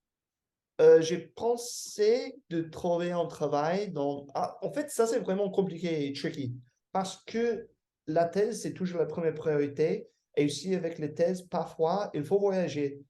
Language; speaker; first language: French; non-native, fluent; English